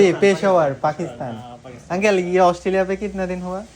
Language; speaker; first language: Hindi; non-native, learner; Bangla